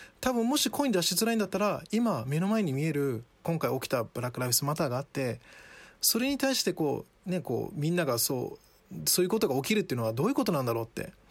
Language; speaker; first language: Japanese; early bilingual, other home language; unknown